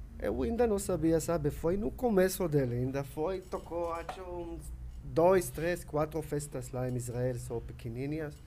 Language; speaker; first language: Portuguese; non-native, learner; Hebrew